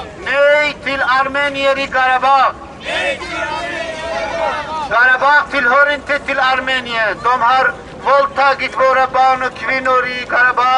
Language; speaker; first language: Swedish; non-native, learner; Azerbaijani